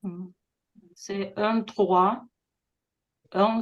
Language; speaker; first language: French; non-native, fluent; Russian